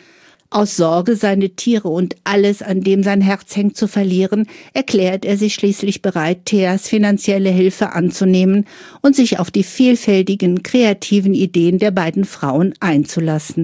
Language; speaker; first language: German; native; German